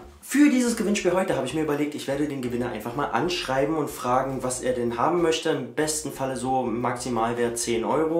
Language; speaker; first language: German; native; German